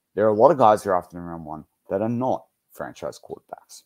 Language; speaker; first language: English; native; English